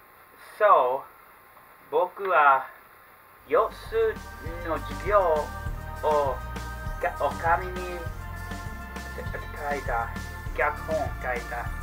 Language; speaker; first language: Japanese; non-native, learner; English